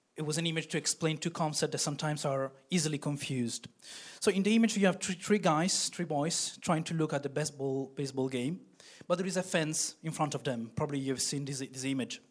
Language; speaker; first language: English; non-native, fluent; Italian